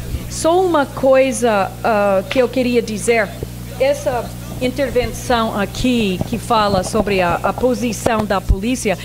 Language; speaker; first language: Portuguese; non-native, fluent; English